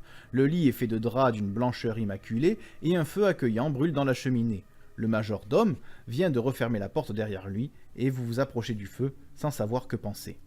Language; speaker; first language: French; native; French